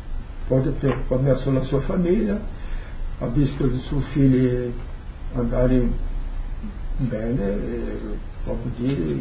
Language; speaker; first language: Italian; early bilingual, heritage; Portuguese